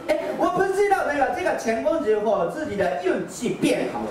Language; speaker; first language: Chinese; non-native, learner; Japanese